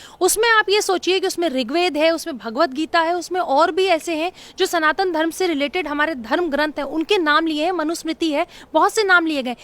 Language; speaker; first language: Hindi; native; Hindi